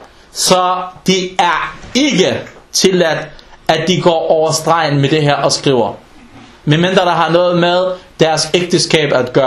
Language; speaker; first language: Danish; non-native, fluent; Arabic